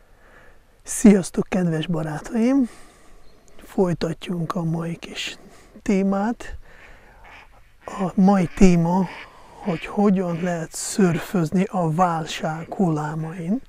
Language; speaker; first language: Hungarian; non-native, fluent; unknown